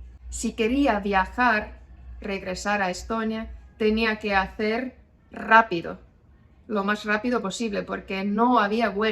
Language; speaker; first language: Spanish; non-native, fluent; Estonian